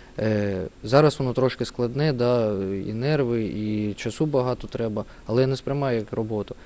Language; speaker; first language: Ukrainian; non-native, local second language; Russian